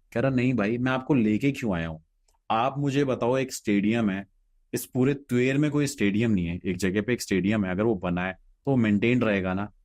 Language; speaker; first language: Hindi; native; Hindi